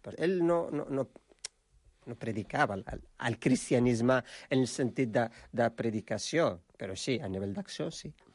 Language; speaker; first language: Catalan; non-native, fluent; Arabic